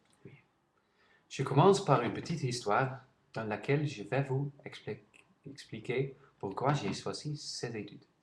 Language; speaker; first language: French; non-native, learner; Dutch